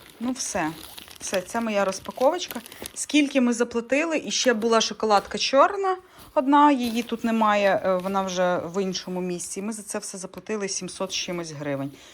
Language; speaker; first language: Ukrainian; non-native, local second language; Russian